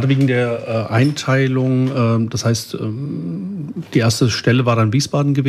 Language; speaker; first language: German; early bilingual, other home language; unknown